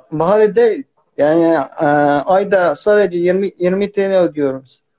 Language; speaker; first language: Turkish; non-native, learner; Arabic